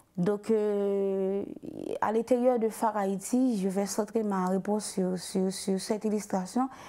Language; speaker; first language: French; non-native, local second language; Haitian Creole